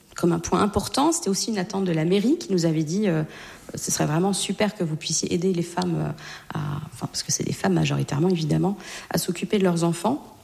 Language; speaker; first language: French; native; French